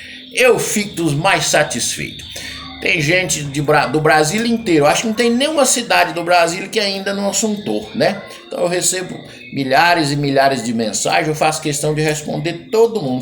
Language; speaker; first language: Portuguese; native; Portuguese